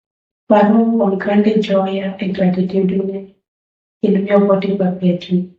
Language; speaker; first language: Italian; non-native, learner; Luo (Kenya and Tanzania)